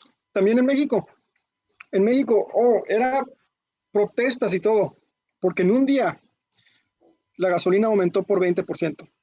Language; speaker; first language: Spanish; early bilingual, heritage; Spanish